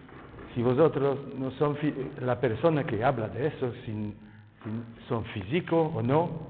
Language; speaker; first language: Spanish; non-native, fluent; French